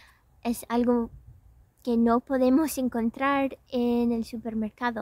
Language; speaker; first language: Spanish; non-native, fluent; English